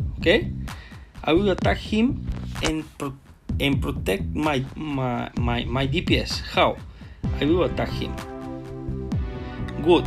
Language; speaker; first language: English; non-native, learner; Spanish